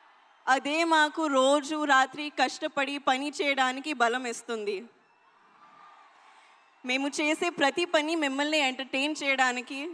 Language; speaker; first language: Telugu; non-native, learner; Hindi